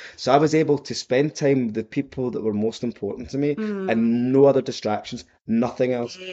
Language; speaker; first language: English; native; English